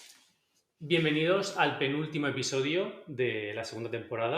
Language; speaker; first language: Spanish; native; Spanish